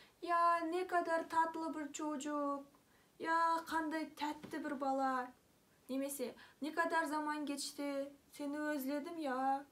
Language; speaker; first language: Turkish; non-native, fluent; Kazakh